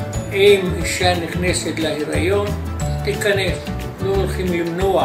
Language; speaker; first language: Hebrew; non-native, fluent; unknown